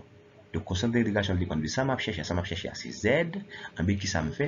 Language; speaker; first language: French; non-native, local second language; Haitian Creole